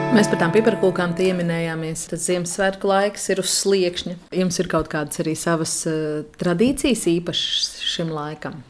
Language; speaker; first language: Latvian; native; Latvian